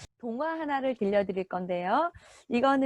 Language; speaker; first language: Korean; native; Korean